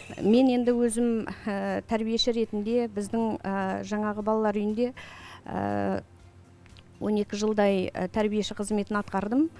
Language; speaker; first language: Kazakh; native; Kazakh